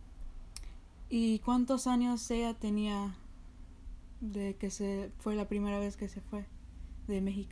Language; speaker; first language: Spanish; early bilingual, heritage; Spanish